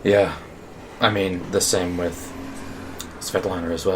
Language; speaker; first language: English; native; English